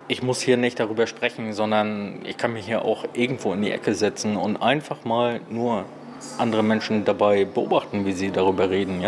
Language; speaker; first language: German; native; German